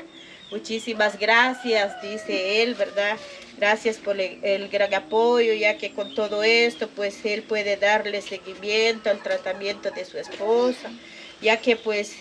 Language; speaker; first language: Spanish; non-native, local second language; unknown